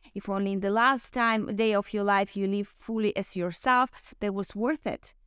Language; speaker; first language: English; non-native, fluent; Ukrainian